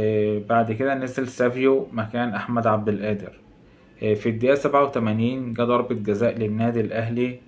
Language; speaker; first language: Arabic; native; Arabic